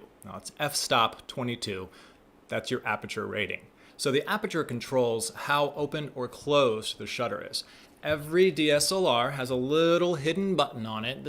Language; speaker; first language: English; native; English